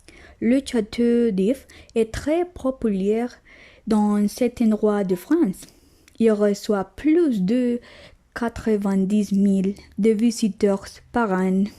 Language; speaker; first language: French; non-native, learner; Spanish